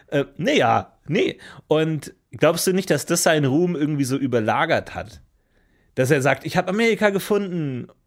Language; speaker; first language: German; native; German